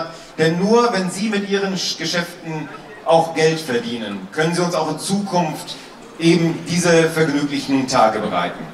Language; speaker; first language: German; native; German